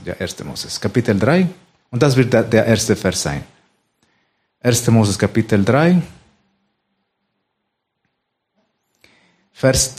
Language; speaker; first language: German; non-native, fluent; Spanish